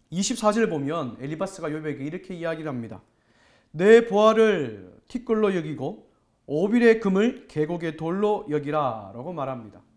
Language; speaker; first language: Korean; native; Korean